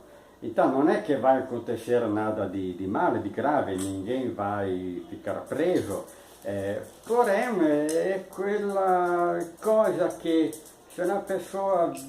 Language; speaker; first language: Portuguese; non-native, fluent; Italian